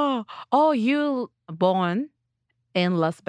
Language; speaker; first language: English; non-native, learner; Japanese